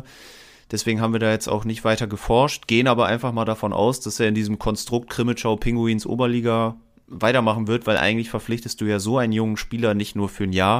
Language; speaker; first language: German; native; German